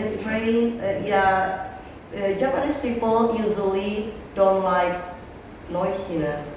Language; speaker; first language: English; non-native, learner; Indonesian